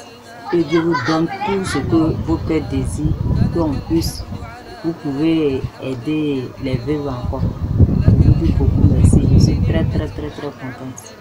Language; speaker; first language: French; non-native, local second language; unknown